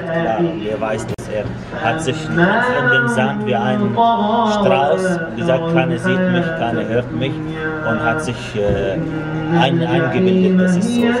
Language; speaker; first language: German; non-native, fluent; Arabic